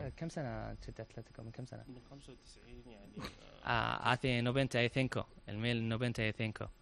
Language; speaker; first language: Spanish; non-native, learner; Arabic